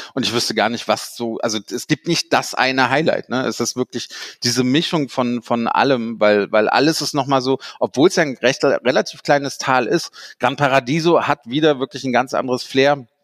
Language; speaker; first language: German; native; German